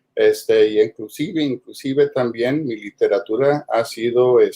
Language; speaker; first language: Spanish; early bilingual, heritage; Spanish